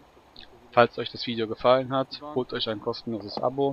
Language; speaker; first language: German; native; German